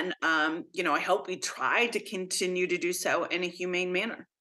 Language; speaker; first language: English; native; English